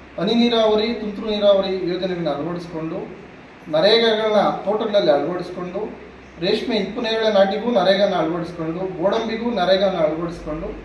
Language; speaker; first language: Kannada; native; Kannada